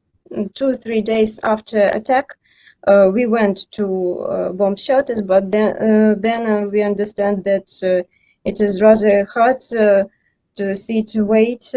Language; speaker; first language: English; non-native, learner; Ukrainian